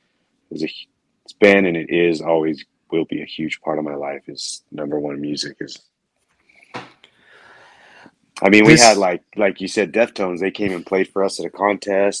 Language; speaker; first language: English; native; English